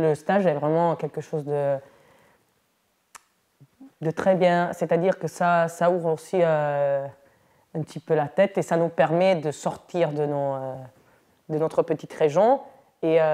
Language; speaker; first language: French; non-native, local second language; Italian